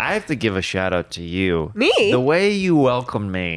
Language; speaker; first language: English; native; English